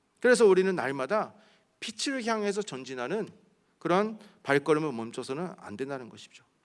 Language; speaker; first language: Korean; early bilingual, heritage; Korean